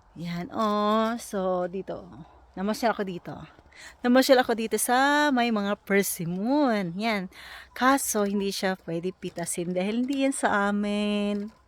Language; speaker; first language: Filipino; non-native, local second language; Cebuano